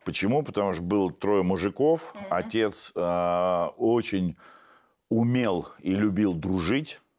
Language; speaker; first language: Russian; native; Russian